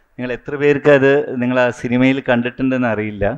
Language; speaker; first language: Malayalam; non-native, local second language; Tamil